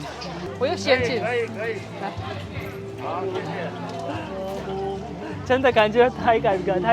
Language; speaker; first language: Chinese; non-native, fluent; Urdu